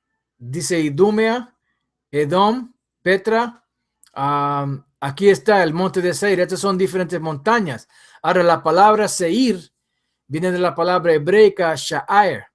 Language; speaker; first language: Spanish; early bilingual, heritage; English